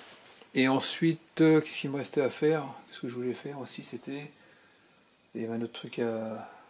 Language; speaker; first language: French; native; French